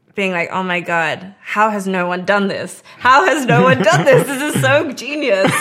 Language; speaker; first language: English; native; English